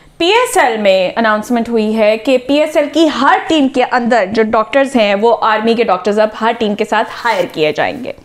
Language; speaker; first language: Urdu; native; Urdu